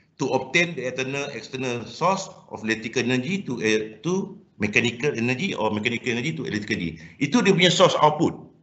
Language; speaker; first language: English; non-native, local second language; Malay